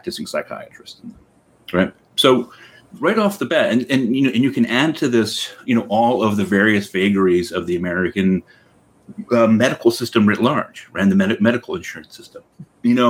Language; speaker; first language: English; native; English